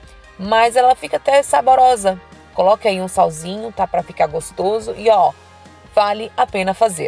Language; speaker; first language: Portuguese; native; Portuguese